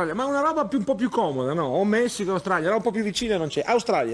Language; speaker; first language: Italian; native; Italian